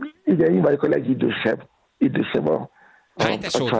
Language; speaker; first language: Hungarian; non-native, learner; Yoruba